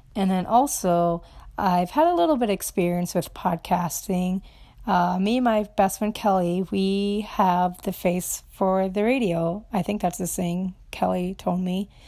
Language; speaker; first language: English; non-native, fluent; Romanian